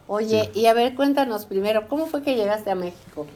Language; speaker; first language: Spanish; native; Spanish